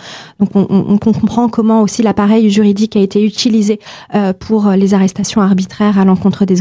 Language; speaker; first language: French; native; French